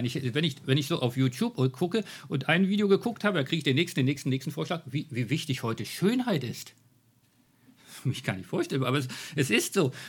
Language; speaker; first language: German; native; German